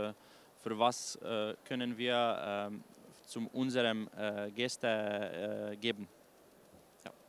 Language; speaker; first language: German; non-native, learner; Slovenian